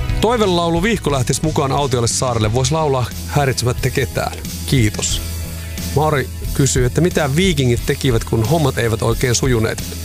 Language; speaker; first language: Finnish; native; Finnish